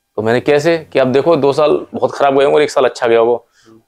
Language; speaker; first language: Hindi; native; Hindi